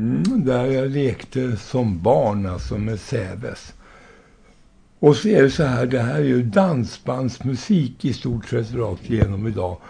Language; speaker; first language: Swedish; native; Swedish